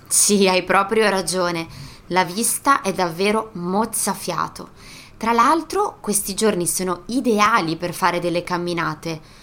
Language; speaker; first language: Italian; native; Italian